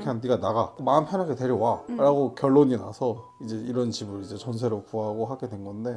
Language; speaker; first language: Korean; native; Korean